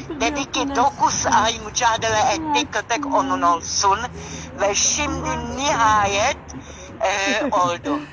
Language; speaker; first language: Turkish; non-native, learner; Czech